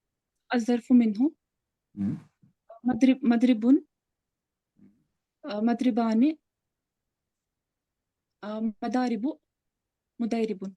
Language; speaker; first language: Arabic; non-native, learner; Urdu